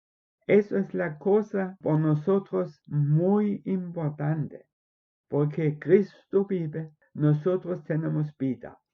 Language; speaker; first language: Spanish; non-native, fluent; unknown